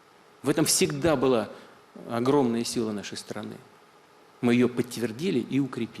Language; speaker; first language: Russian; native; Russian